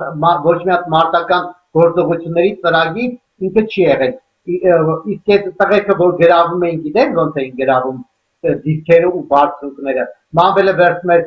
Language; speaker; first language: Armenian; native; Armenian